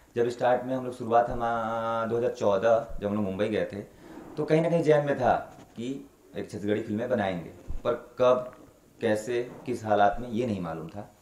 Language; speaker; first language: Hindi; native; Hindi